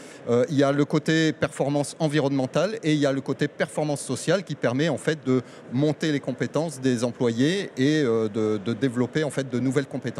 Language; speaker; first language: French; native; French